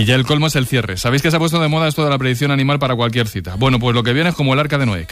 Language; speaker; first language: Spanish; native; Spanish